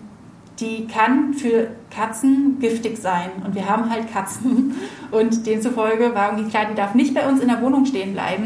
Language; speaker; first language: German; native; German